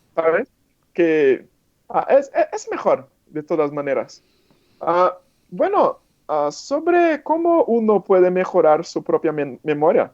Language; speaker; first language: Spanish; non-native, fluent; Portuguese